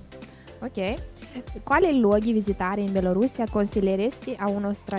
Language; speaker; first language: Italian; non-native, learner; Romanian